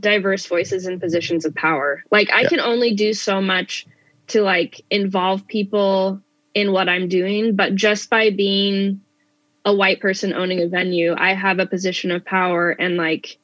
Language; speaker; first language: English; native; English